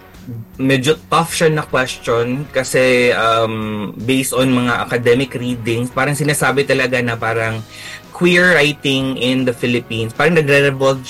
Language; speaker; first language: Filipino; native; Filipino